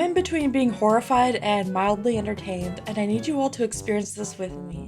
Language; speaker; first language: English; native; English